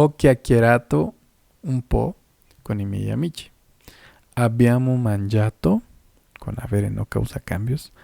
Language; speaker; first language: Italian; non-native, fluent; Spanish